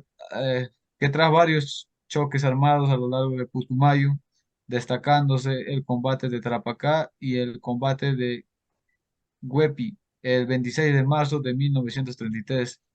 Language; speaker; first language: Spanish; native; Spanish